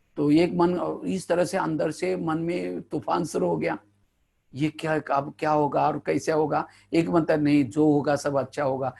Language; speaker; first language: Hindi; non-native, local second language; Marathi